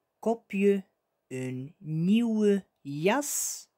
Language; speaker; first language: Dutch; non-native, fluent; Arabic